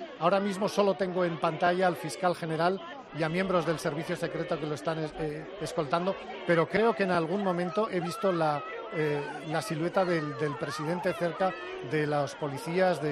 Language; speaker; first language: Spanish; native; Spanish